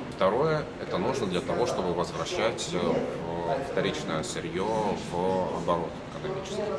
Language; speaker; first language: Russian; native; Russian